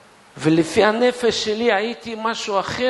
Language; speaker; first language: Hebrew; non-native, fluent; Russian